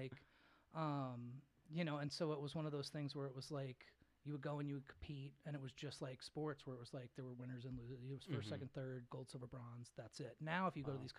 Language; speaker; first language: English; native; English